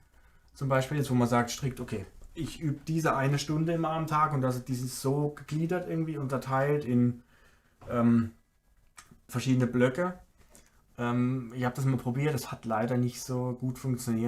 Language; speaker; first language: German; native; German